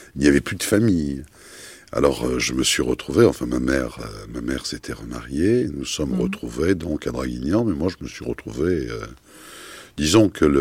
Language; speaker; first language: French; native; French